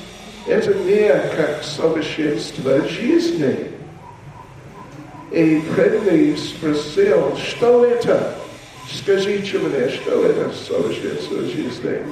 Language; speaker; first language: Russian; non-native, learner; English